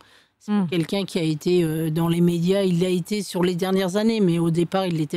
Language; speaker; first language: French; native; French